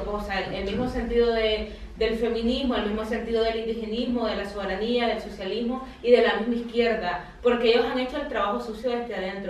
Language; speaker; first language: Spanish; native; Spanish